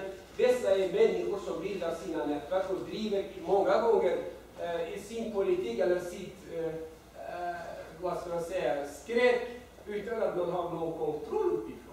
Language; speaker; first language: Swedish; non-native, fluent; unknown